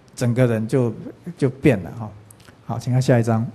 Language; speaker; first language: Chinese; native; Chinese